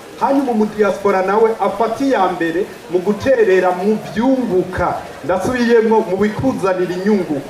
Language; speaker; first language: Rundi; early bilingual, heritage; Rundi